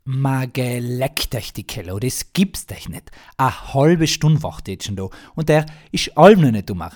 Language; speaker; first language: German; native; German